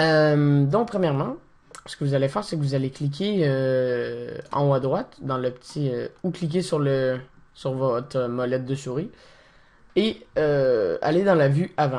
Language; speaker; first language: French; native; French